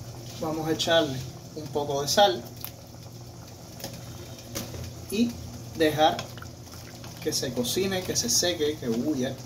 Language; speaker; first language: Spanish; native; Spanish